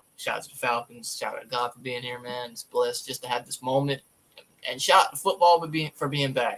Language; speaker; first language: English; native; English